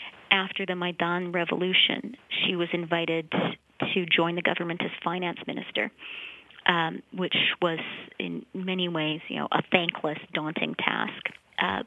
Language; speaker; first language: English; early bilingual, other home language; Ukrainian